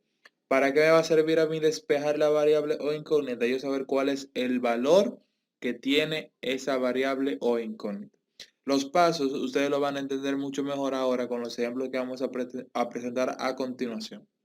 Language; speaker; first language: Spanish; native; Spanish